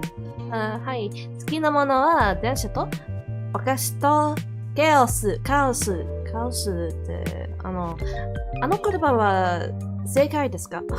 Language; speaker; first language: Japanese; non-native, learner; English